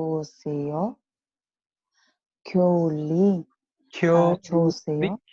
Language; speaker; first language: Korean; non-native, learner; Kazakh